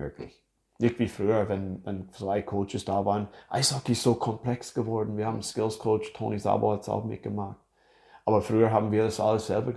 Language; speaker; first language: German; non-native, fluent; English